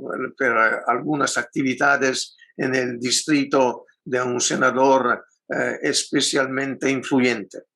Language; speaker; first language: Spanish; non-native, fluent; Italian